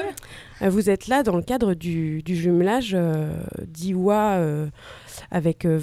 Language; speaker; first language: French; native; French